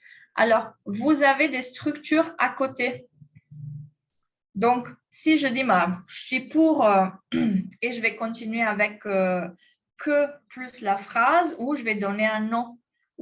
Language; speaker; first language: French; non-native, fluent; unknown